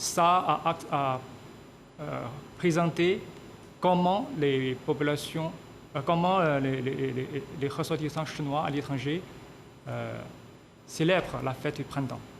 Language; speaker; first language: French; non-native, fluent; Chinese